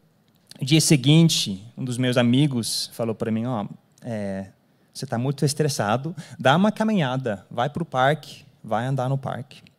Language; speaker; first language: Portuguese; non-native, fluent; English